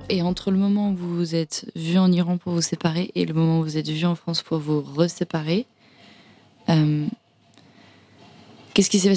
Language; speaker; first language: French; native; French